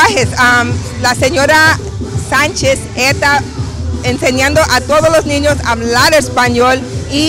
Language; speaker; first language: Spanish; early bilingual, heritage; Spanish